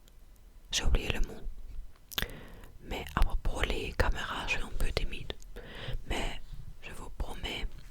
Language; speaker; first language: French; non-native, learner; English